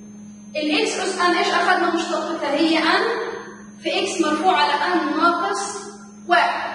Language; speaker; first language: Arabic; native; Arabic